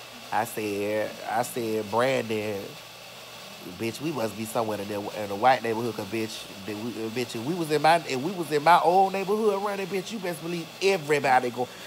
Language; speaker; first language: English; native; English